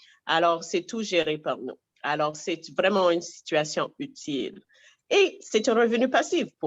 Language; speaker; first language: French; non-native, learner; English